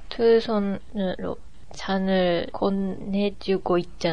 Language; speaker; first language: Korean; non-native, learner; Japanese